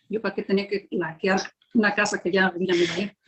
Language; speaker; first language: Spanish; native; Spanish